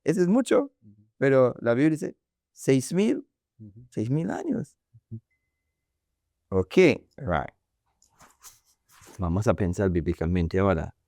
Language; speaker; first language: Spanish; non-native, learner; English